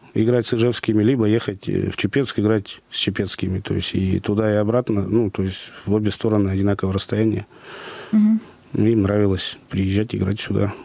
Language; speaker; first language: Russian; native; Russian